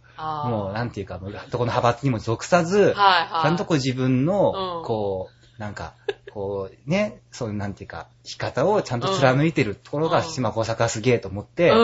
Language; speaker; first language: Japanese; native; Japanese